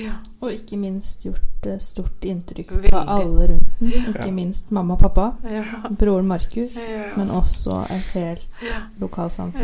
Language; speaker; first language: Norwegian; native; Norwegian